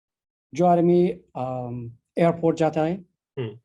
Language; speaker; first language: Hindi; non-native, learner; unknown